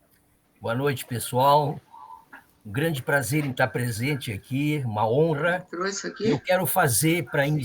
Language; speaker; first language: Portuguese; native; Portuguese